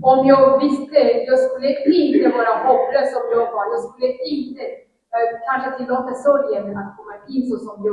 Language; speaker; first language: Swedish; non-native, fluent; Kinyarwanda